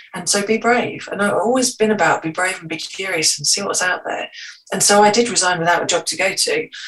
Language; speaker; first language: English; native; English